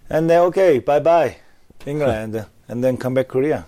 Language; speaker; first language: English; non-native, learner; Korean